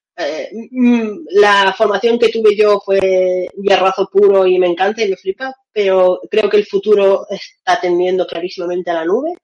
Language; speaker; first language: Spanish; early bilingual, other home language; Russian